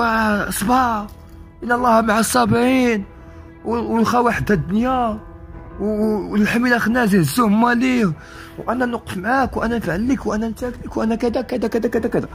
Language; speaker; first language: Arabic; native; Arabic